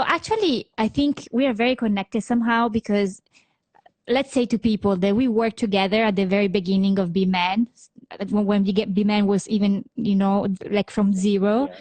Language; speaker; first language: English; non-native, fluent; Italian